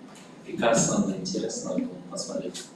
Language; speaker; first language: Russian; non-native, local second language; Kyrgyz